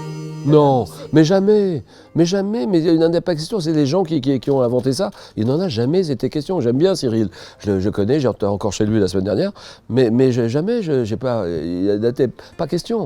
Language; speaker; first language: French; native; French